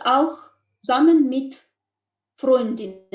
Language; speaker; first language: German; non-native, learner; Macedonian